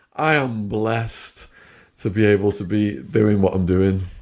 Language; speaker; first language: English; native; English